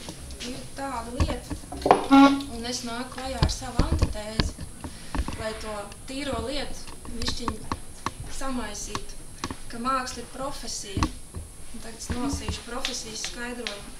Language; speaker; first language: Latvian; native; Latvian